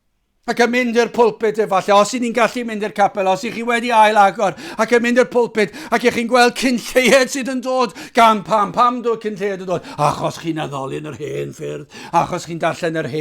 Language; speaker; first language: Welsh; native; Welsh